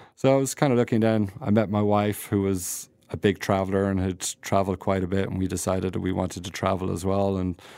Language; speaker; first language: English; native; English